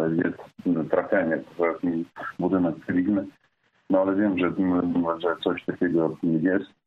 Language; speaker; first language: Polish; non-native, fluent; Ukrainian